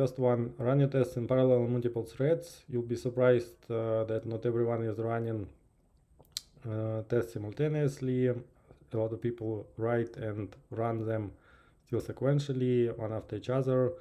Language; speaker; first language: English; non-native, fluent; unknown